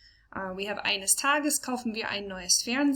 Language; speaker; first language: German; non-native, fluent; English